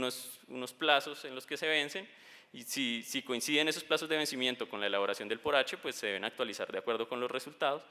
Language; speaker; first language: Spanish; native; Spanish